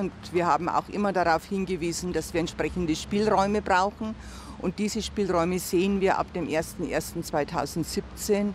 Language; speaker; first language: German; native; German